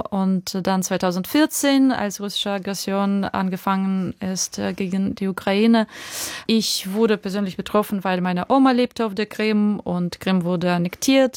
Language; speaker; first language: German; non-native, fluent; Ukrainian